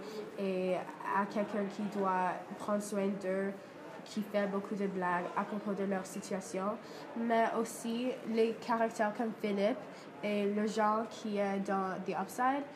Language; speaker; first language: French; non-native, learner; English